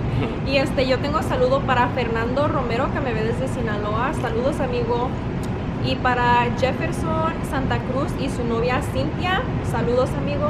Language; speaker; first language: Spanish; native; Spanish